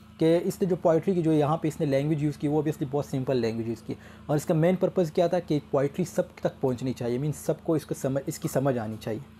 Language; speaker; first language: Urdu; native; Urdu